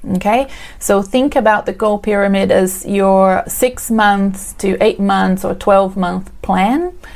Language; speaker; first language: English; non-native, fluent; Portuguese